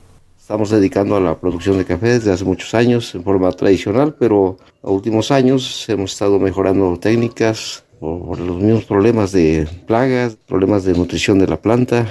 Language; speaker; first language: Spanish; native; Spanish